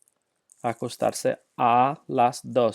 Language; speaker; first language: Spanish; non-native, fluent; English